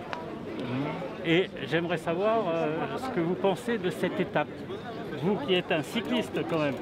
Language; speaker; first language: French; native; French